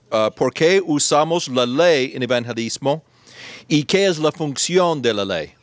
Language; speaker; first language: Spanish; non-native, fluent; English